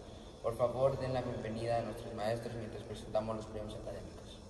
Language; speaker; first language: Spanish; early bilingual, other home language; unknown